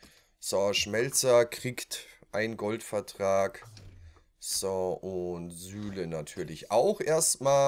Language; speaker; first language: German; native; German